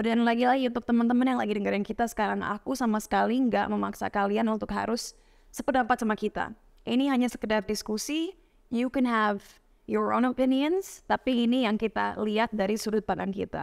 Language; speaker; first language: Indonesian; native; Indonesian